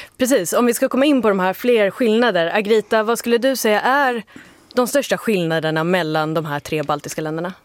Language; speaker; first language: Swedish; native; Swedish